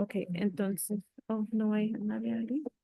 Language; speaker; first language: Spanish; early bilingual, heritage; Spanish